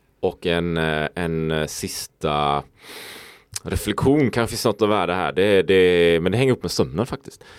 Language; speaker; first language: Swedish; native; Swedish